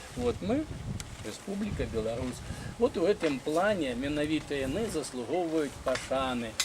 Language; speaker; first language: Belarusian; native; Belarusian